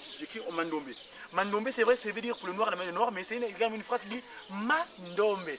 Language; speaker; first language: French; non-native, local second language; Kongo